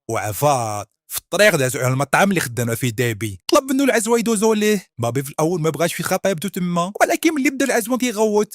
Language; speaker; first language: Arabic; native; Arabic